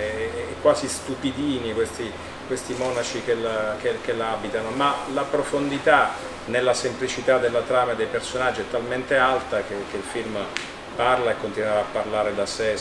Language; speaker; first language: Italian; native; Italian